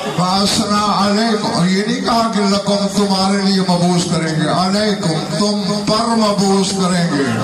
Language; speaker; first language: Urdu; non-native, local second language; Saraiki